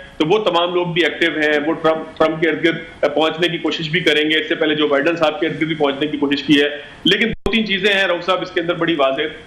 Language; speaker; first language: Urdu; non-native, local second language; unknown